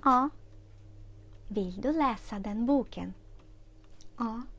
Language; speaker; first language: Swedish; non-native, fluent; Ukrainian